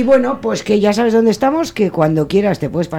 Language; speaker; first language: Spanish; native; Spanish